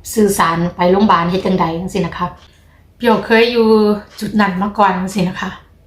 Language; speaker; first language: Thai; native; Thai